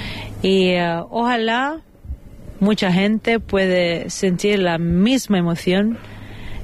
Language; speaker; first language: Spanish; non-native, fluent; Italian